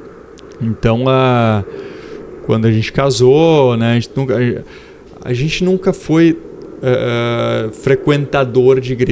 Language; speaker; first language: Portuguese; native; Portuguese